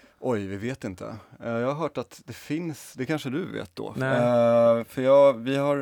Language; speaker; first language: Swedish; native; Swedish